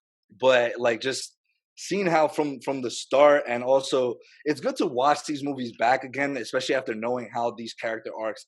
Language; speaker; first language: English; native; English